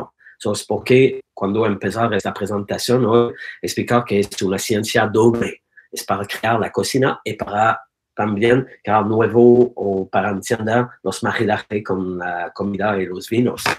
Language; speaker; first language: Spanish; non-native, learner; French